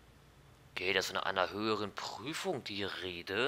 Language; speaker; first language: German; native; German